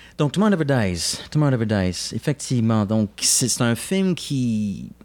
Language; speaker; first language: French; native; French